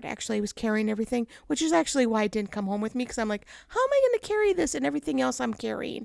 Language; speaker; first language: English; native; English